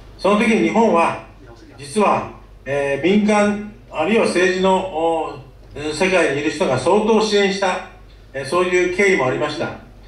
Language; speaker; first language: Japanese; native; Japanese